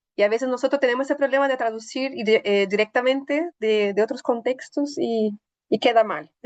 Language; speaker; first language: Spanish; non-native, fluent; Portuguese